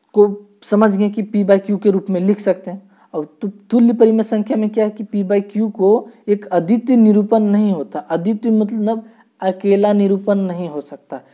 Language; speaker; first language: Hindi; native; Hindi